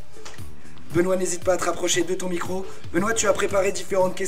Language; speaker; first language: French; native; French